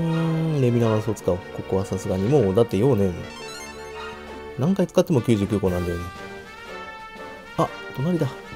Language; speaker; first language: Japanese; native; Japanese